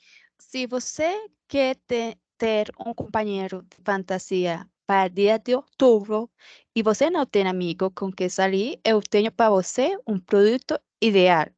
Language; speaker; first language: Portuguese; non-native, fluent; Spanish